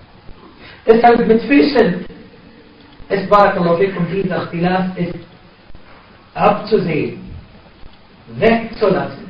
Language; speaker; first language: German; non-native, fluent; Arabic